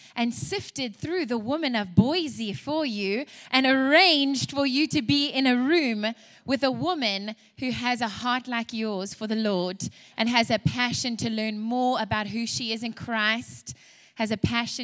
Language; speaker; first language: English; native; English